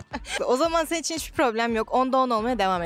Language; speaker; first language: Turkish; native; Turkish